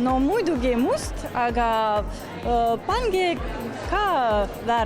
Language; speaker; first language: Estonian; non-native, local second language; Russian